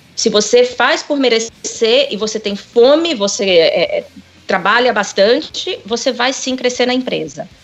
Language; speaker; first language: Portuguese; native; Portuguese